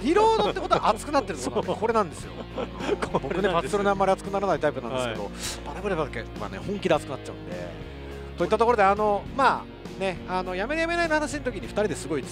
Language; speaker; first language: Japanese; native; Japanese